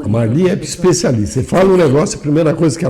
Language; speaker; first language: Portuguese; native; Portuguese